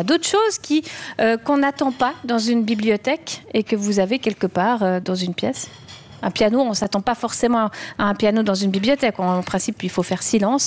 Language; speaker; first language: French; native; French